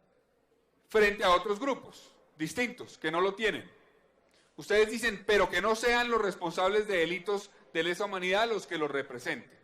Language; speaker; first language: Spanish; native; Spanish